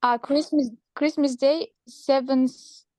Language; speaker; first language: English; non-native, learner; Kazakh